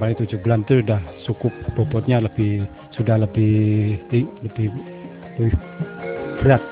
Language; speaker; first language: Indonesian; non-native, local second language; Javanese